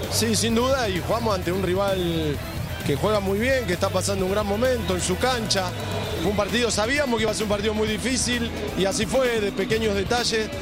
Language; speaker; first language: Spanish; native; Spanish